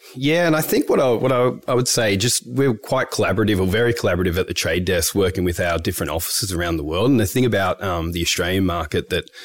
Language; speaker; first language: English; native; English